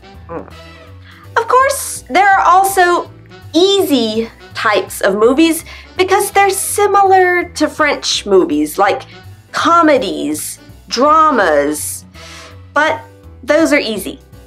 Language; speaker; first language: English; native; English